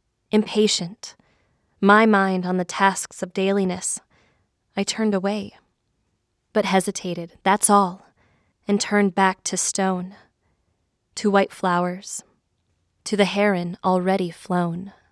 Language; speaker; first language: English; native; English